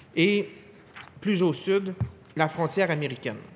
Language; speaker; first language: French; native; French